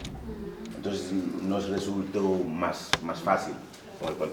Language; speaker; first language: Spanish; non-native, fluent; Wolof